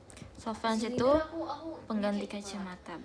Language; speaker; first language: Indonesian; native; Indonesian